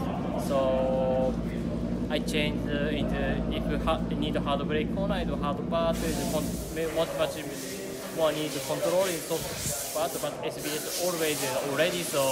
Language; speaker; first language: English; non-native, learner; Japanese